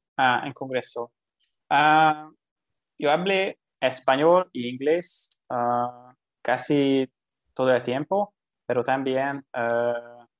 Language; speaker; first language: Spanish; non-native, learner; Hungarian